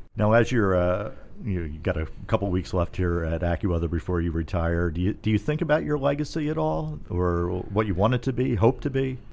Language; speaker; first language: English; native; English